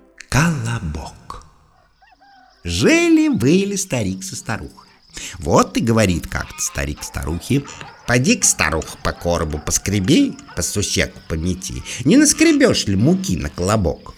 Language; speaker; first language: Russian; native; Russian